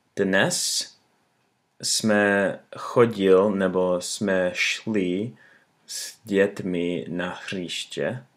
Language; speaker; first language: Czech; non-native, learner; English